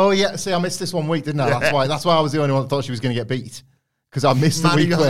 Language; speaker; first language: English; native; English